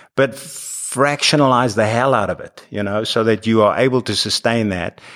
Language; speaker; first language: English; native; English